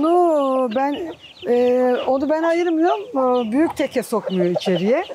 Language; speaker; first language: Turkish; native; Turkish